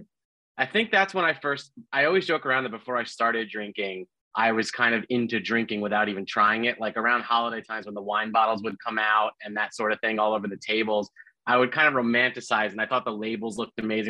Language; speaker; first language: English; native; English